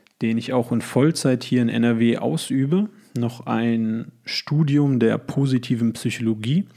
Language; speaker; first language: German; native; German